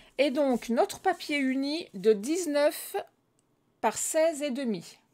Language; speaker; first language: French; native; French